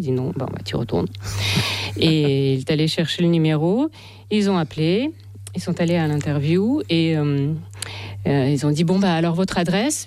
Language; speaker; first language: French; non-native, fluent; Russian